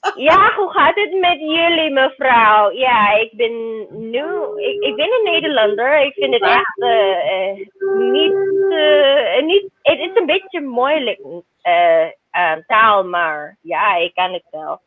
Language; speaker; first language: Dutch; non-native, learner; Filipino